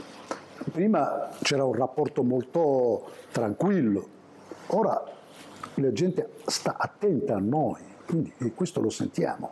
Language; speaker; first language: Italian; non-native, fluent; Arabic